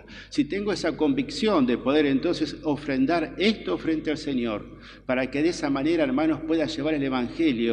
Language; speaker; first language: Spanish; native; Spanish